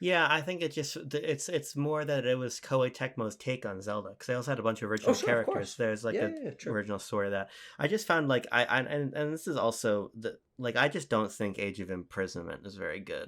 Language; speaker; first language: English; native; English